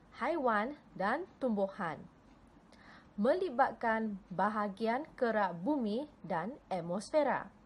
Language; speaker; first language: Malay; non-native, local second language; Chinese